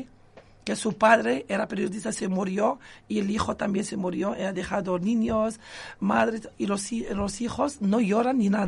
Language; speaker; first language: Spanish; non-native, local second language; Arabic